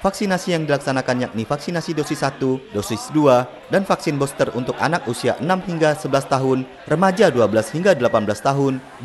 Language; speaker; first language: Indonesian; native; Indonesian